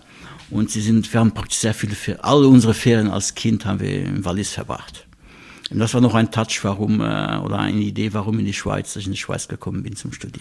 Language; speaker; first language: German; non-native, local second language; Luxembourgish